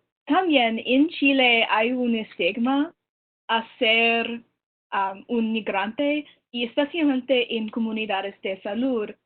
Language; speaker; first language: Spanish; non-native, learner; English